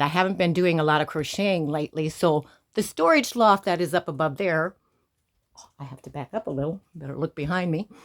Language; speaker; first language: English; native; English